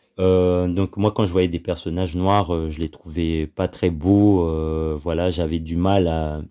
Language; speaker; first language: French; early bilingual, other home language; Lingala